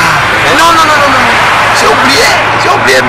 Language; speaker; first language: French; non-native, learner; Rundi